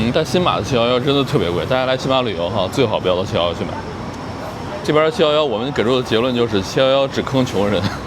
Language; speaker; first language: Chinese; native; Chinese